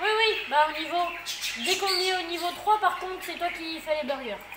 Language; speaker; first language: French; native; French